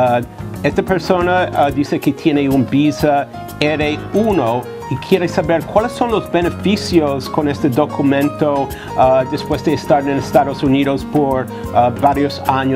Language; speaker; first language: Spanish; non-native, fluent; English